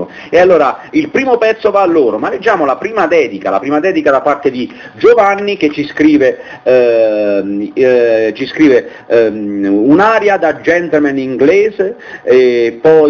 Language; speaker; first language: Italian; native; Italian